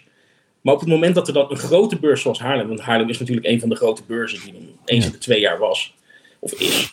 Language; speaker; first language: Dutch; native; Dutch